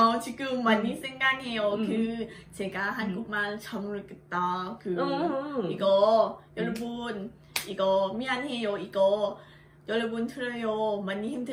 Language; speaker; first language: Korean; non-native, learner; Thai